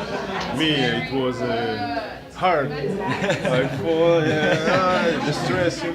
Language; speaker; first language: English; non-native, learner; French